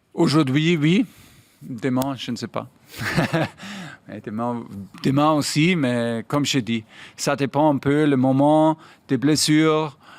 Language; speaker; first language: French; non-native, fluent; German